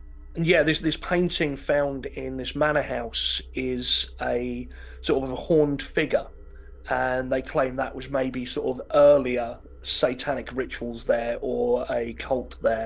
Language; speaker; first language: English; native; English